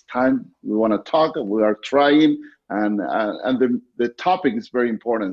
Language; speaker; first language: English; non-native, fluent; Spanish